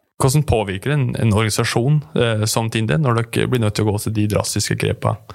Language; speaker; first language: Norwegian; native; Norwegian